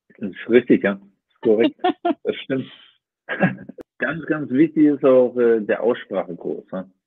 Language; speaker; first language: German; native; German